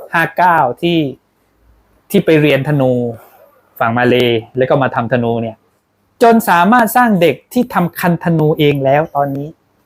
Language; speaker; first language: Thai; non-native, local second language; Pattani Malay